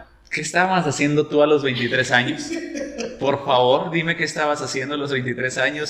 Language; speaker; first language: Spanish; native; Spanish